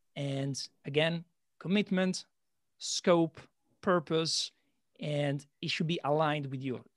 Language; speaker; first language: English; non-native, fluent; Italian